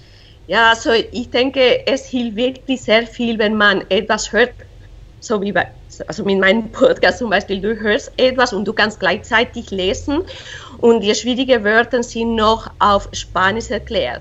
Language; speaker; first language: German; non-native, fluent; Spanish